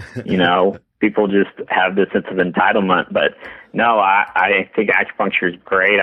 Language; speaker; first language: English; native; English